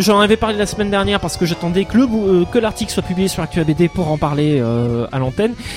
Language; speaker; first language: French; native; French